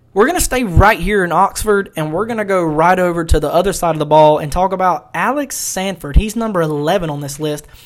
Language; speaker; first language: English; native; English